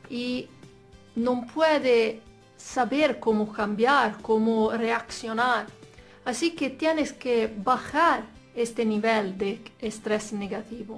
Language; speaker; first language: Spanish; non-native, fluent; Italian